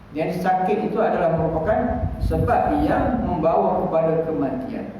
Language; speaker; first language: Malay; native; Malay